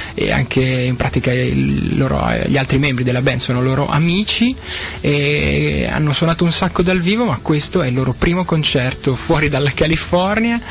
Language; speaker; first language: Italian; native; Italian